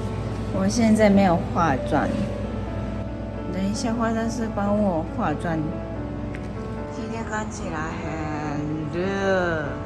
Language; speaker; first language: Chinese; non-native, fluent; Japanese